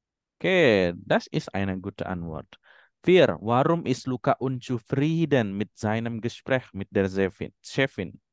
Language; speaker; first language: German; non-native, fluent; Indonesian